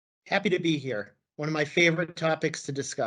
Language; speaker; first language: English; native; English